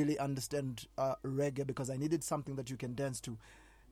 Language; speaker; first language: English; non-native, local second language; Shona